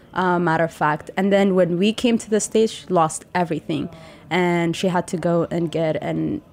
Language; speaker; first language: English; non-native, fluent; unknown